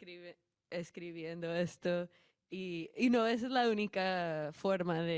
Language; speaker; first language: Spanish; non-native, fluent; English